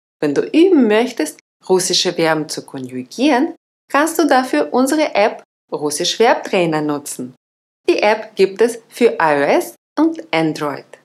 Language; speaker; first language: German; non-native, fluent; Russian